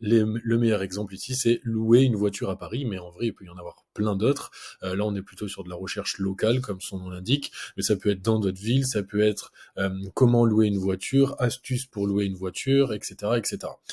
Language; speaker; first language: French; native; French